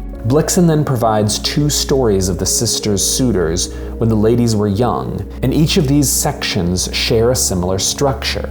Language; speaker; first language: English; native; English